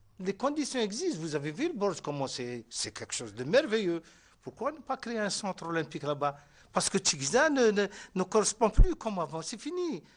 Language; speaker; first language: French; non-native, local second language; Arabic